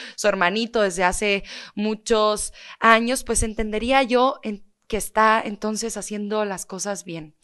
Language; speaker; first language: Spanish; native; Spanish